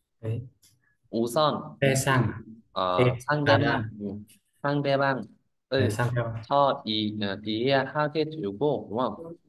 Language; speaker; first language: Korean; non-native, fluent; Vietnamese